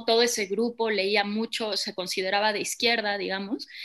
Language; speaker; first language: Spanish; native; Spanish